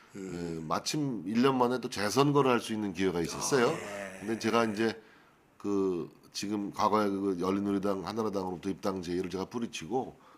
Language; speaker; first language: Korean; native; Korean